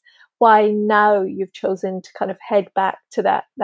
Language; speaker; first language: English; native; English